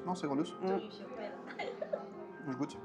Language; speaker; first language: French; native; French